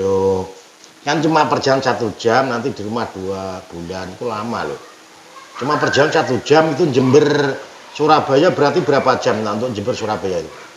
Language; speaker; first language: Indonesian; non-native, local second language; Javanese